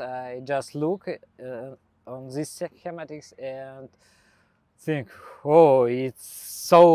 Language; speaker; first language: English; non-native, learner; Belarusian